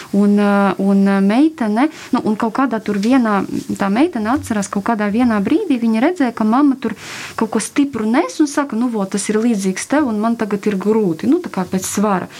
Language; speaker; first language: Latvian; non-native, local second language; Russian